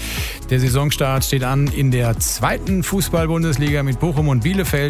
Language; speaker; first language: German; native; German